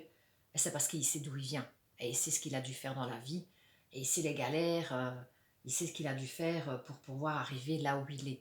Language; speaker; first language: French; native; French